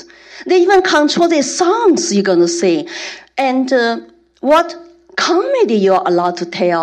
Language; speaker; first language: English; non-native, fluent; Chinese